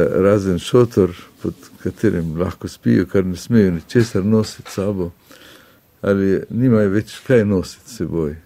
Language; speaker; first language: Slovenian; non-native, fluent; Arabic